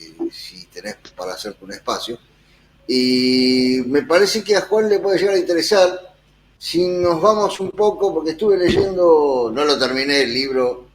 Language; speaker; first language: Spanish; native; Spanish